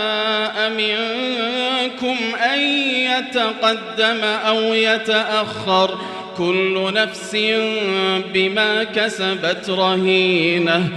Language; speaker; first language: Arabic; native; Arabic